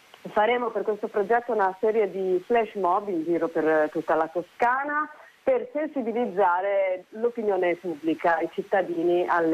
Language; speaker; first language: Italian; native; Italian